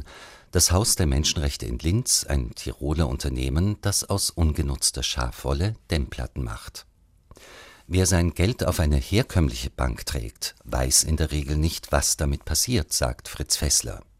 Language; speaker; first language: German; native; German